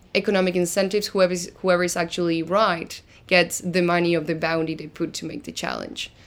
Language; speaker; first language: English; non-native, fluent; Spanish